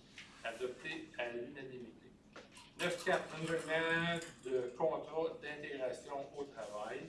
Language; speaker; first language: French; native; French